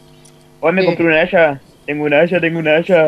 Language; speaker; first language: Spanish; native; Spanish